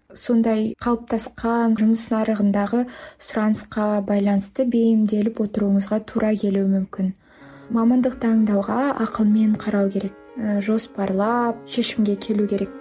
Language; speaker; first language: Kazakh; native; Kazakh